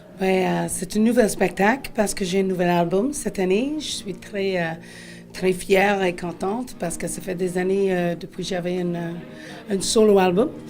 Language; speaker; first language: French; non-native, fluent; English